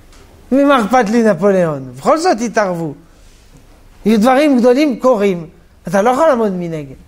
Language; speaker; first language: Hebrew; non-native, fluent; French